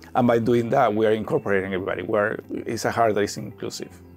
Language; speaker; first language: English; non-native, fluent; Spanish